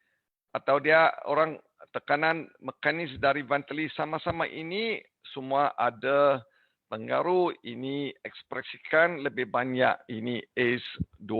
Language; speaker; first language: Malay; non-native, learner; English